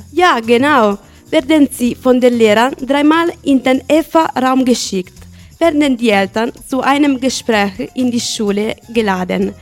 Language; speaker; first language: German; non-native, learner; Italian